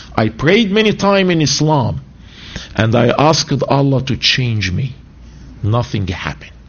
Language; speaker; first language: English; non-native, fluent; Arabic